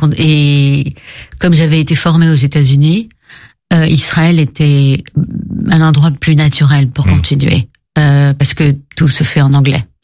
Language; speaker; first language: French; native; French